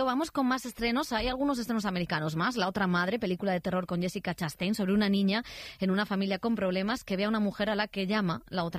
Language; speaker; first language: Spanish; native; Spanish